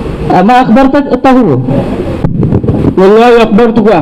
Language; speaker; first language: Arabic; non-native, learner; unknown